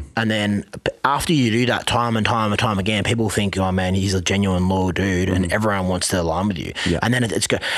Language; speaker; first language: English; native; English